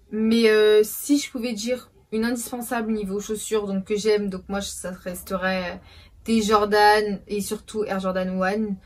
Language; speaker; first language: French; early bilingual, other home language; Portuguese